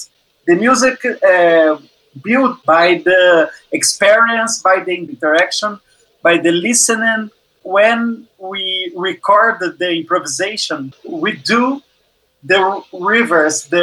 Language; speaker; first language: English; non-native, learner; Portuguese